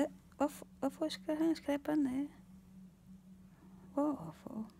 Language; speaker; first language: Swedish; non-native, learner; Portuguese